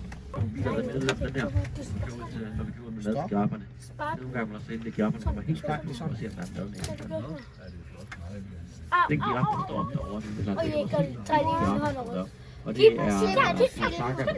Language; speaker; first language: Danish; native; Danish